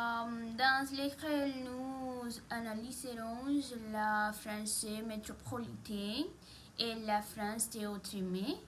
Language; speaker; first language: French; non-native, learner; Spanish